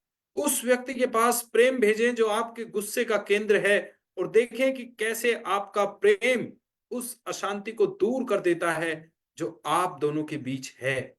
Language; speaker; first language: Hindi; native; Hindi